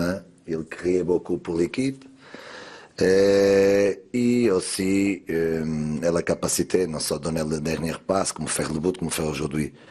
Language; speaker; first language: French; non-native, learner; Portuguese